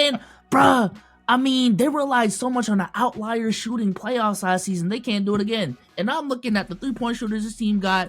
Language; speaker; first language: English; native; English